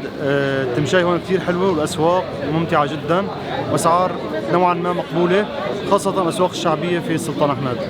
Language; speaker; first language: Arabic; native; Arabic